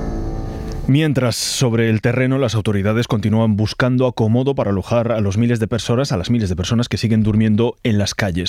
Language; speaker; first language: Spanish; native; Spanish